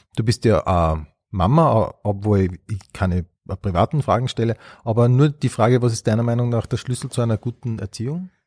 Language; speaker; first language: German; native; German